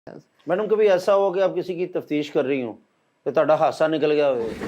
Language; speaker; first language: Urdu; non-native, local second language; Punjabi